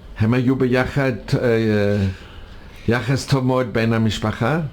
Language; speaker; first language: Hebrew; non-native, learner; English